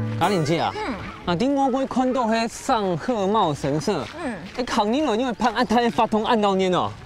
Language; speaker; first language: Chinese; native; Chinese